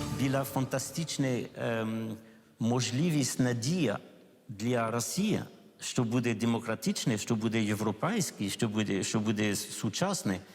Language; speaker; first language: Ukrainian; non-native, learner; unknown